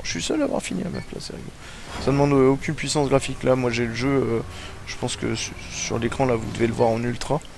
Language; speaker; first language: French; native; French